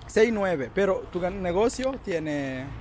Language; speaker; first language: Spanish; non-native, learner; Swahili